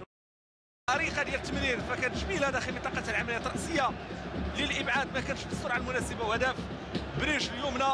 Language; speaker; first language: Arabic; native; Arabic